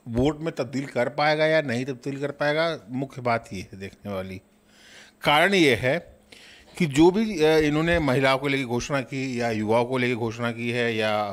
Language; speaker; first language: Hindi; native; Hindi